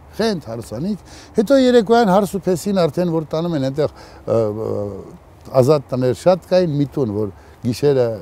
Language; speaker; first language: Armenian; native; Armenian